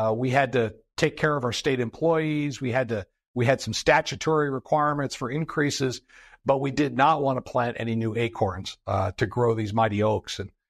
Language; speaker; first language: English; native; English